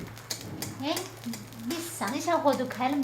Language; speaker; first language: Chinese; native; Chinese